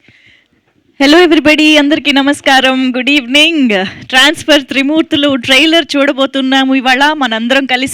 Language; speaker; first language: Telugu; native; Telugu